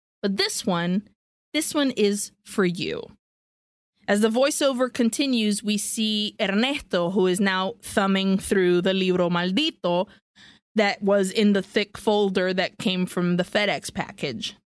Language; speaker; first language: English; early bilingual, other home language; Spanish